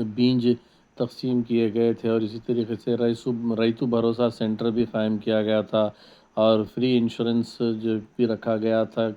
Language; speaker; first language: Urdu; native; Urdu